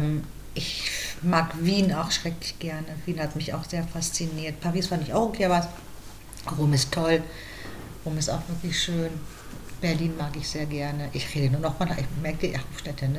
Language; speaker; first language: German; native; German